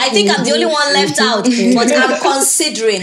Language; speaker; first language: English; native; English